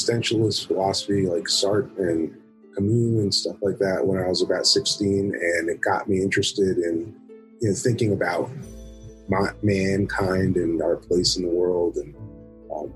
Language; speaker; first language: English; native; English